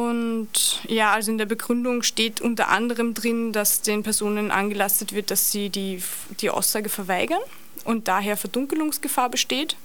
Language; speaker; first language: German; native; German